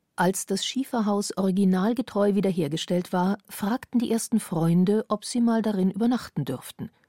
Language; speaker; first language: German; native; German